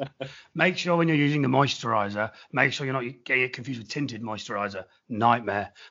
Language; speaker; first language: English; native; English